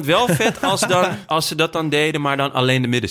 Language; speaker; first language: Dutch; native; Dutch